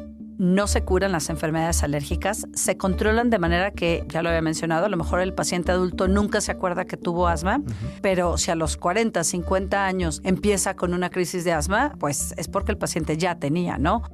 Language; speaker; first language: Spanish; native; Spanish